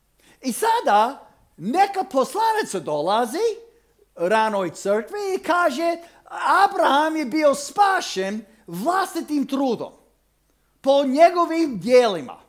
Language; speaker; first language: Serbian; non-native, fluent; English